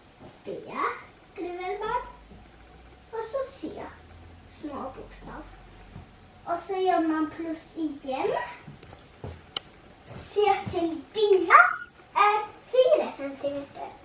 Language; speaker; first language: Swedish; early bilingual, other home language; Tigrinya